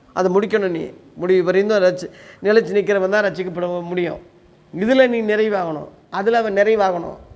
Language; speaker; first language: Tamil; non-native, local second language; Telugu